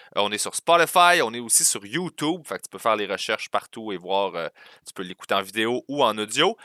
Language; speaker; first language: French; native; French